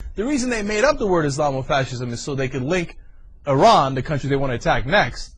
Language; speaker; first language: English; native; English